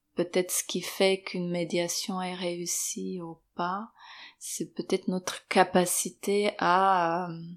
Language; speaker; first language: French; non-native, fluent; Serbian